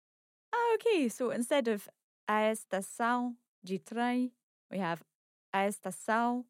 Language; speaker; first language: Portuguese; non-native, learner; English